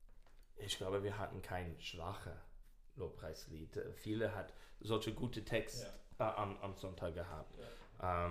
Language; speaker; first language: German; non-native, learner; English